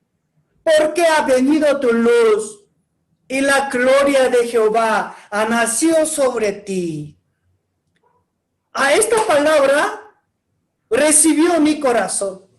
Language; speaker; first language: Spanish; non-native, learner; Korean